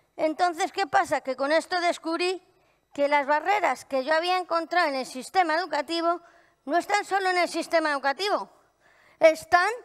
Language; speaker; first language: Spanish; native; Spanish